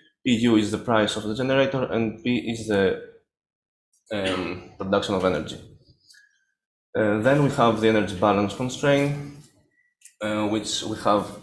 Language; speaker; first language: English; non-native, fluent; Greek